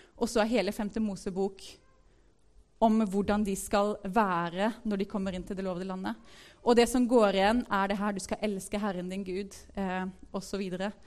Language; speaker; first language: Norwegian; native; Norwegian